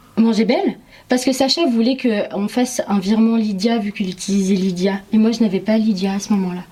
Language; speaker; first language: French; early bilingual, other home language; Arabic